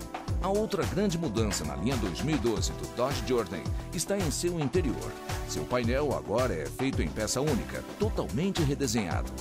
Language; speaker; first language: Portuguese; native; Portuguese